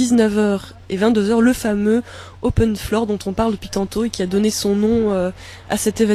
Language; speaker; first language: French; native; French